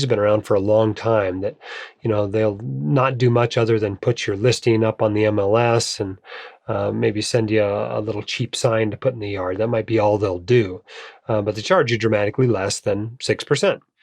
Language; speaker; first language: English; native; English